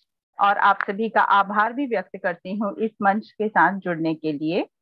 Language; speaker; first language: Hindi; native; Hindi